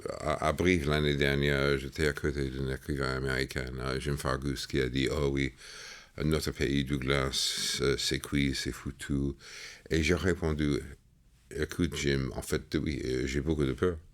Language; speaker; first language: French; non-native, fluent; English